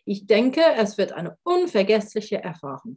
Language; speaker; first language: German; non-native, fluent; English